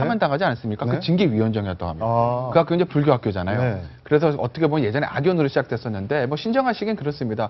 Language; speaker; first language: Korean; native; Korean